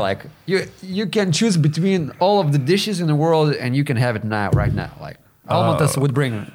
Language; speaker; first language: English; non-native, fluent; Lithuanian